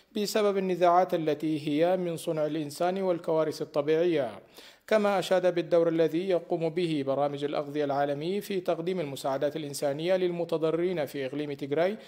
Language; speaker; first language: Arabic; non-native, fluent; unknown